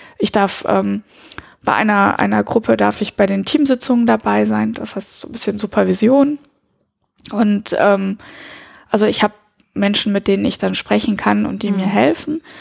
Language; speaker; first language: German; early bilingual, heritage; German